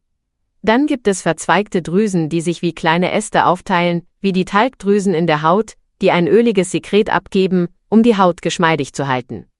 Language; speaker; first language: German; native; German